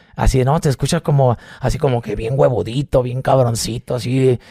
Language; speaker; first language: Spanish; native; Spanish